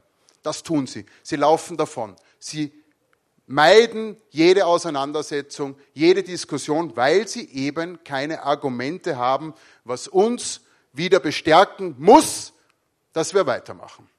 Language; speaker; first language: German; native; German